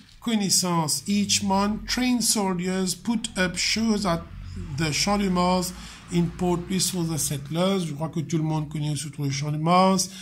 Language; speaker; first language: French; non-native, local second language; Morisyen